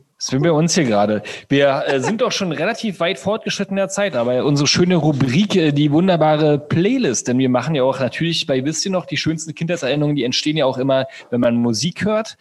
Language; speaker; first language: German; native; German